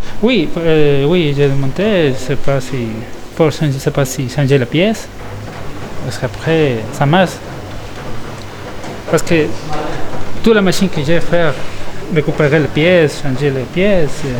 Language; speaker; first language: French; non-native, learner; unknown